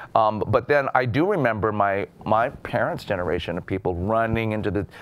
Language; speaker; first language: English; native; English